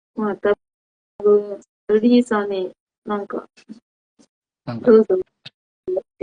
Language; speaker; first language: Japanese; non-native, learner; Indonesian